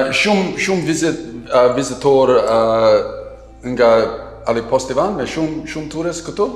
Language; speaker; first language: Albanian; non-native, learner; English